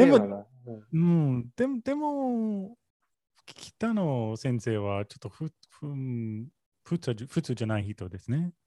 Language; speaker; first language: Japanese; non-native, learner; English